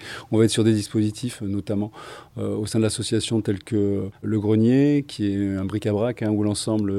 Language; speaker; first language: French; native; French